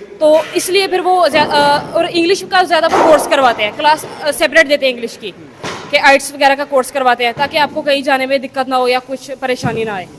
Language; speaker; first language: Urdu; non-native, local second language; Punjabi